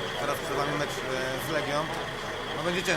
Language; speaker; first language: Polish; native; Polish